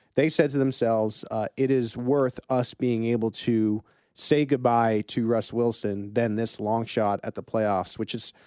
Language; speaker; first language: English; native; English